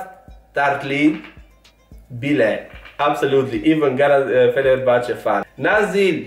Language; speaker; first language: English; non-native, fluent; Italian